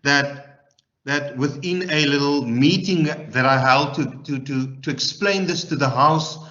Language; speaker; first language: English; non-native, local second language; Afrikaans